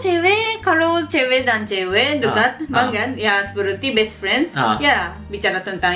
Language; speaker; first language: Indonesian; non-native, learner; Japanese